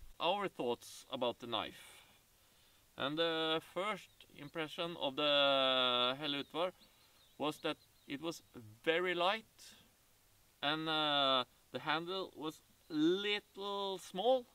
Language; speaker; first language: English; non-native, fluent; Norwegian